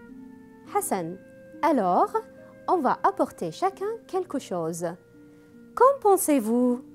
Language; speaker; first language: French; non-native, fluent; Arabic